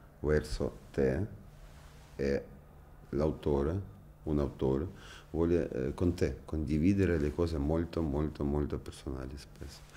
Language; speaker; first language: Italian; non-native, fluent; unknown